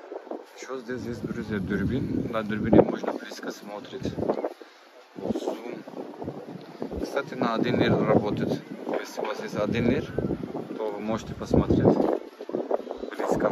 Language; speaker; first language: Russian; non-native, learner; Turkish